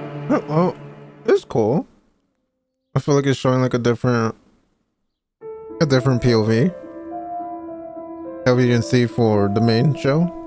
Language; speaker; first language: English; native; English